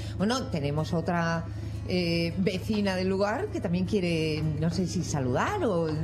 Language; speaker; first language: Spanish; native; Spanish